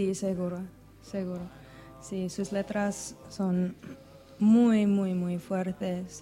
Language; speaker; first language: Spanish; non-native, learner; English